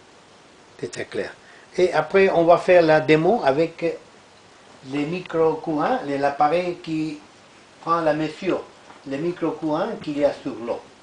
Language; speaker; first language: French; non-native, learner; Italian